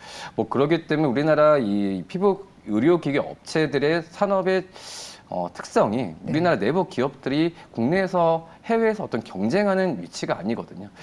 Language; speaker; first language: Korean; native; Korean